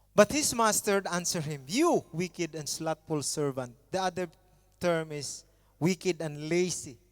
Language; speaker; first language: English; non-native, local second language; Filipino